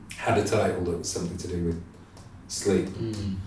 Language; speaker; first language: English; native; English